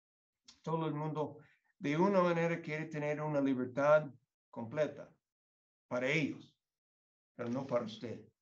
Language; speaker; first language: Spanish; non-native, fluent; English